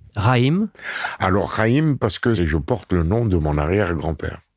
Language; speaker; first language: French; native; French